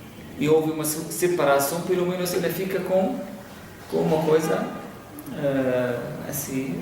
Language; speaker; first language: Portuguese; non-native, fluent; Arabic